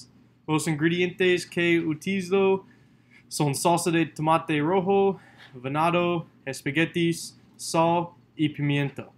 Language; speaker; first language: Spanish; non-native, learner; English